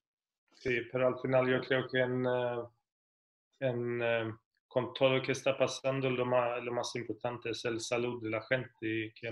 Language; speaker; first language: Spanish; non-native, fluent; Swedish